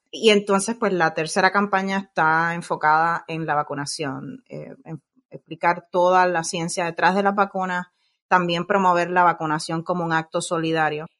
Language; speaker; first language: Spanish; native; Spanish